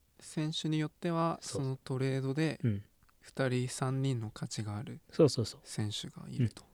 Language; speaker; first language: Japanese; native; Japanese